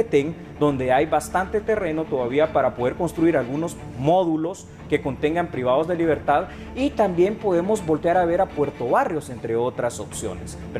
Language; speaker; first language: Spanish; native; Spanish